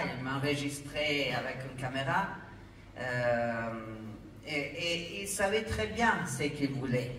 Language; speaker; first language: French; non-native, fluent; Italian